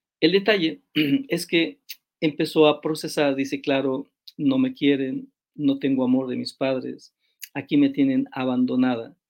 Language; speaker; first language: Spanish; native; Spanish